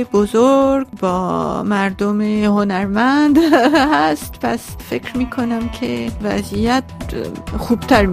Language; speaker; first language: Persian; non-native, local second language; Armenian